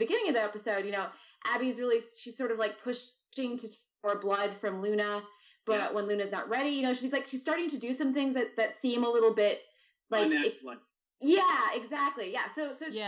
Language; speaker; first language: English; native; English